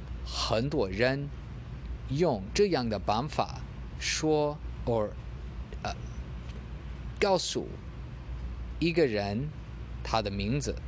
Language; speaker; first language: Chinese; non-native, learner; English